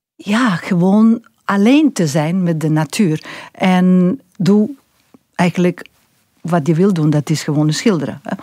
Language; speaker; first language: Dutch; non-native, fluent; Catalan